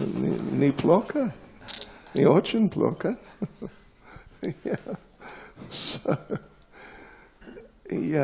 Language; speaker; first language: Russian; non-native, learner; English